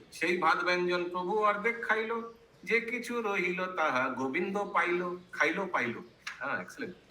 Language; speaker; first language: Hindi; non-native, local second language; Bangla